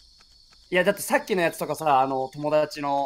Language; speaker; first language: Japanese; native; Japanese